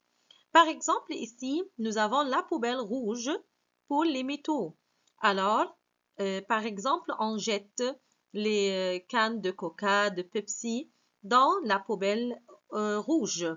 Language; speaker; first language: French; non-native, fluent; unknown